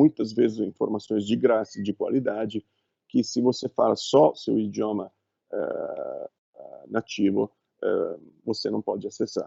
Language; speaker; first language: Portuguese; non-native, fluent; Italian